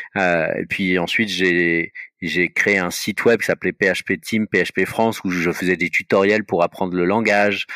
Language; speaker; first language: French; native; French